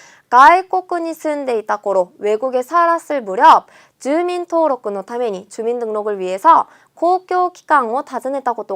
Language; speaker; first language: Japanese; non-native, fluent; Korean